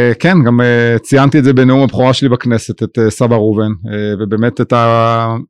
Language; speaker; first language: Hebrew; native; Hebrew